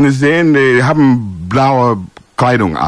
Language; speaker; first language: German; non-native, learner; English